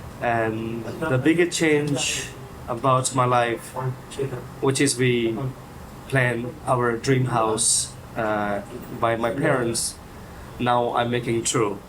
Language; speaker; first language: English; non-native, fluent; Hindi